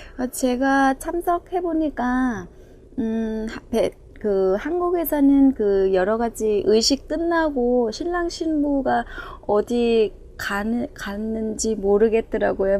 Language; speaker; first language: Korean; non-native, fluent; Vietnamese